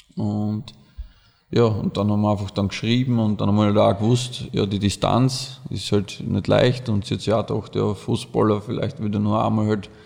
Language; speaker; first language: German; native; German